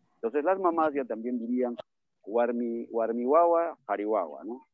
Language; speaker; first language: Spanish; native; Spanish